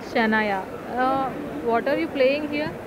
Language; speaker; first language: Telugu; native; Telugu